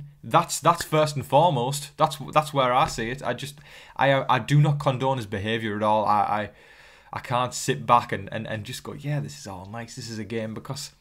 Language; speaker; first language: English; native; English